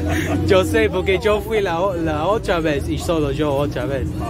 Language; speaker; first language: Spanish; non-native, learner; English